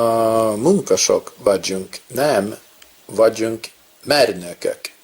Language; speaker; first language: Hungarian; non-native, learner; Swedish